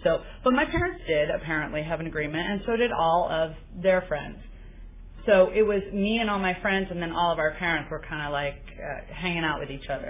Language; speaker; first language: English; native; English